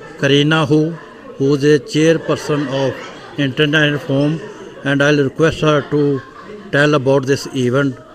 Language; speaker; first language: English; non-native, local second language; Punjabi